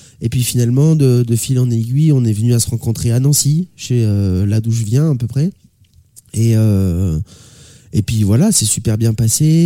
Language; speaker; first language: French; native; French